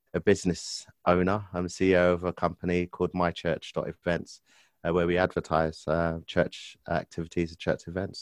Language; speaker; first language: English; native; English